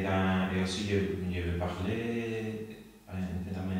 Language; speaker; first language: French; non-native, learner; Spanish